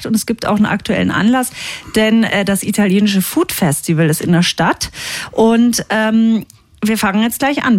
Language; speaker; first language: German; native; German